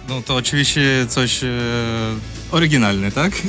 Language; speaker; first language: Polish; non-native, learner; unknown